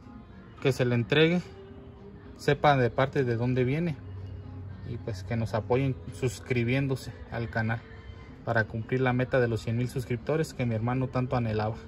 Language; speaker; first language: Spanish; native; Spanish